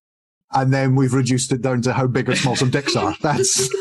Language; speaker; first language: English; native; English